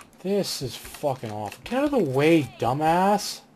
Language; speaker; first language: English; native; English